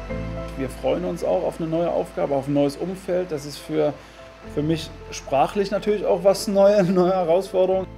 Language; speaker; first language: German; native; German